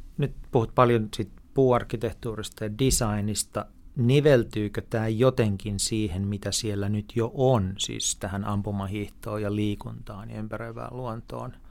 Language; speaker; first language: Finnish; native; Finnish